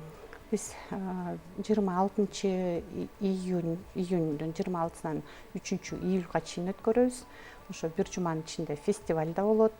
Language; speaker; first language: Kyrgyz; native; Kyrgyz